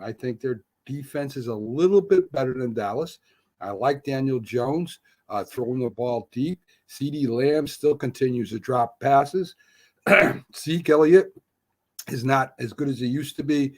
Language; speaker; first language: English; native; English